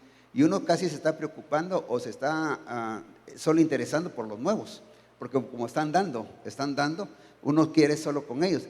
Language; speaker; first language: Spanish; native; Spanish